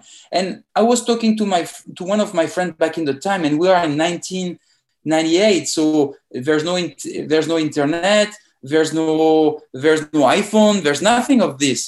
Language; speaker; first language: English; non-native, fluent; French